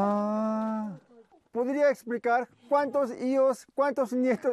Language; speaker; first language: Spanish; non-native, learner; Korean